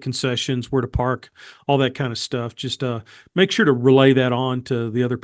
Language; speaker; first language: English; native; English